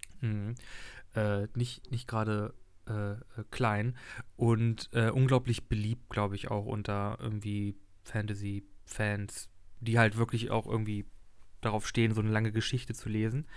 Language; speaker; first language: German; native; German